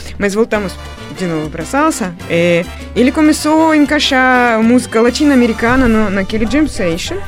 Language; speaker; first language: Portuguese; non-native, fluent; Russian